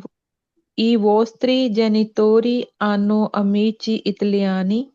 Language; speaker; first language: Italian; non-native, learner; Punjabi